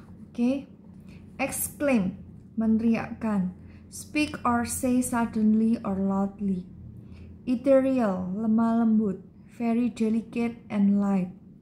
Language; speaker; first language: English; non-native, learner; Indonesian